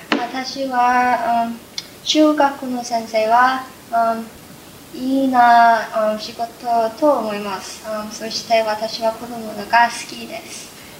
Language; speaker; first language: Japanese; non-native, learner; English